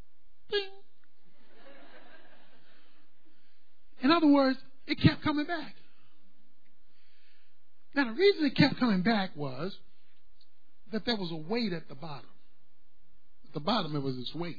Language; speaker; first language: English; native; English